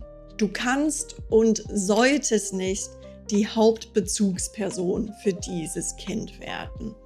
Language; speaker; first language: German; non-native, fluent; English